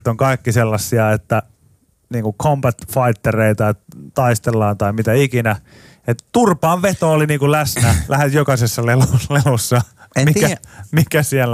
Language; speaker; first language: Finnish; native; Finnish